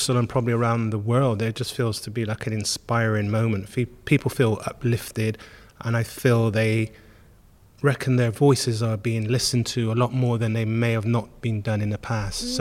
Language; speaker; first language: English; native; English